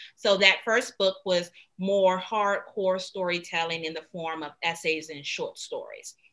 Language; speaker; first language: English; native; English